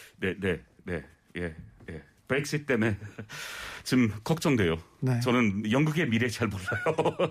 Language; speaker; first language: Korean; non-native, learner; English